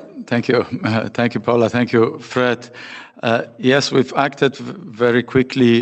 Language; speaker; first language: English; non-native, fluent; Polish